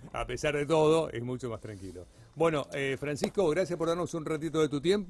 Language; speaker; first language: Spanish; native; Spanish